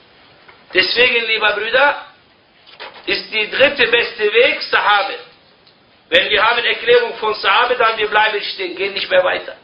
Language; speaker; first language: German; non-native, fluent; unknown